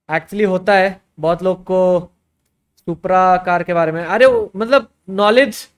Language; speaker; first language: Hindi; native; Hindi